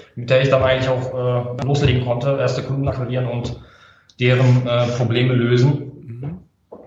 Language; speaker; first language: German; native; German